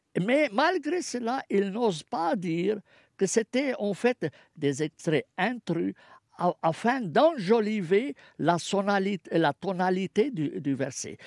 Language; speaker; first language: French; non-native, fluent; Arabic